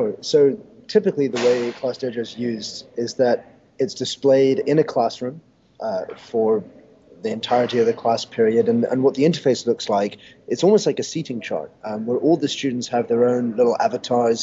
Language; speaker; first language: English; native; English